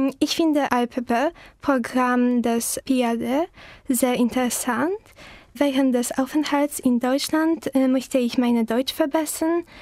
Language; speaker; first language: German; non-native, learner; Polish